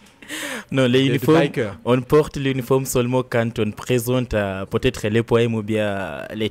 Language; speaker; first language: French; non-native, learner; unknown